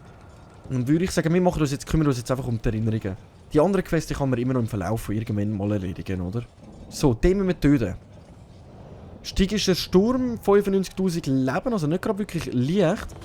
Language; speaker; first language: German; native; German